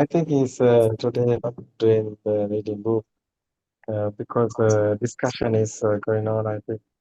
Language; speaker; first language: English; non-native, learner; Sinhala